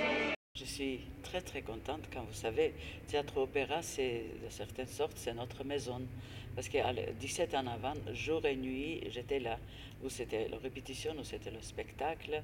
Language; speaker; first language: French; non-native, fluent; Armenian